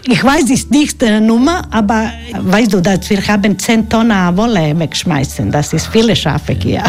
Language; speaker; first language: German; non-native, learner; Croatian